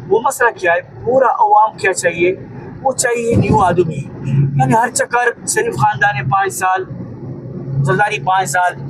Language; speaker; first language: Hindi; non-native, learner; Baluchi